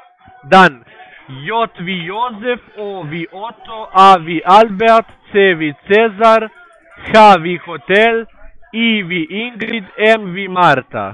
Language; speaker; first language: German; non-native, learner; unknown